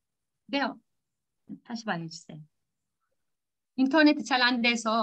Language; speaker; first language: Korean; non-native, learner; Turkish